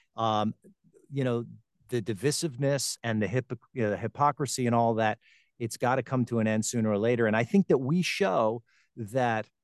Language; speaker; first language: English; native; English